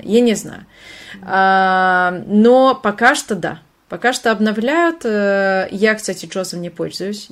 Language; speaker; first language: Russian; non-native, fluent; Hungarian